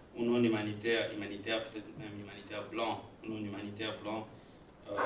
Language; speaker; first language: French; non-native, local second language; Swahili